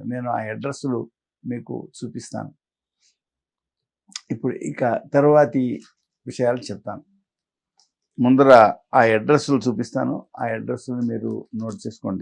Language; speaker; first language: Telugu; native; Telugu